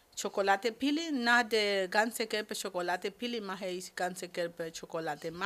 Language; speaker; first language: German; non-native, fluent; Spanish